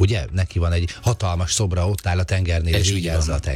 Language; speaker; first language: Hungarian; native; Hungarian